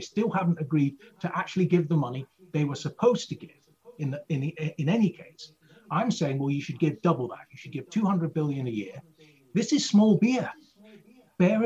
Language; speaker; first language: English; native; English